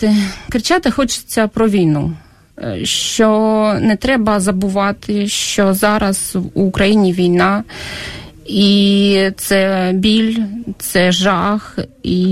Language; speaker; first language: Ukrainian; non-native, local second language; Russian